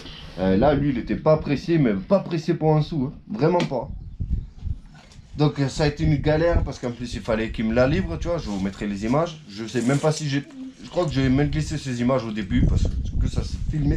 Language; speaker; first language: French; native; French